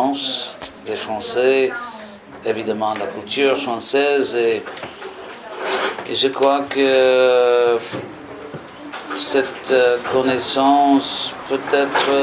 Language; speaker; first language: French; non-native, fluent; English